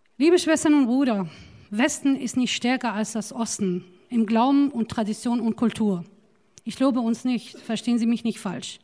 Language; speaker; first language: German; non-native, fluent; Turoyo